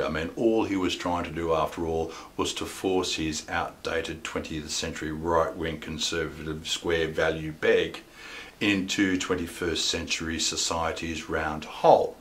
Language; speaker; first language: English; native; English